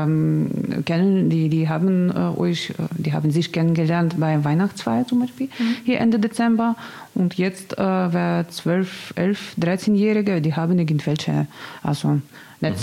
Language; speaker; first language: German; non-native, learner; Russian